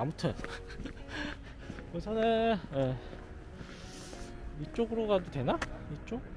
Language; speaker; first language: Korean; native; Korean